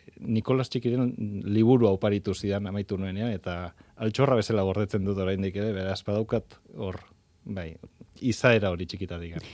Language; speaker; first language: Basque; non-native, local second language; Spanish